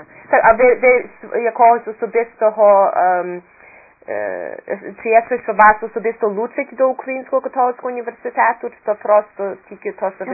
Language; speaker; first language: Ukrainian; early bilingual, heritage; Ukrainian